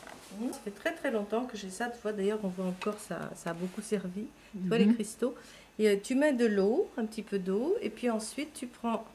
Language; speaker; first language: French; native; French